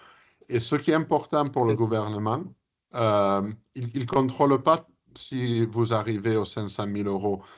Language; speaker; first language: French; early bilingual, heritage; English